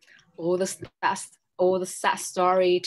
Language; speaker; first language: English; non-native, learner; Vietnamese